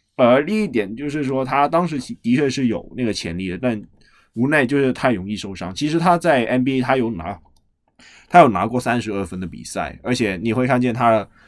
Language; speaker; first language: Chinese; native; Chinese